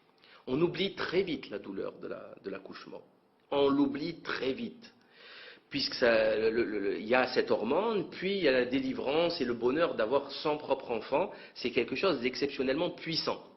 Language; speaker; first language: French; native; French